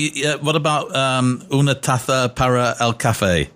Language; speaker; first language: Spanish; non-native, learner; English